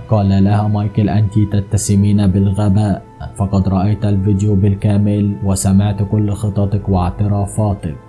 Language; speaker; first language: Arabic; native; Arabic